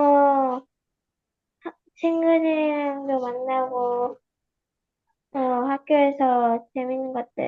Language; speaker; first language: Korean; early bilingual, heritage; Korean